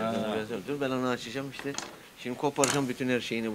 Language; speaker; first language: Turkish; native; Turkish